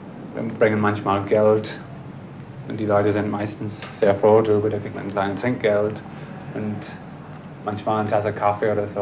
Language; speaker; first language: German; non-native, fluent; English